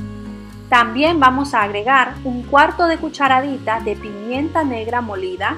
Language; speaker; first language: Spanish; native; Spanish